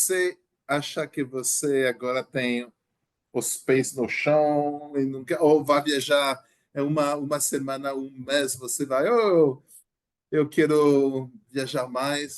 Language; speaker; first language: Portuguese; non-native, learner; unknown